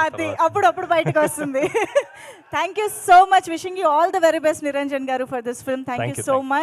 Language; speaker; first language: Telugu; native; Telugu